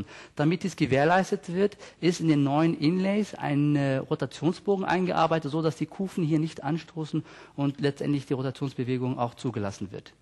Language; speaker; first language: German; native; German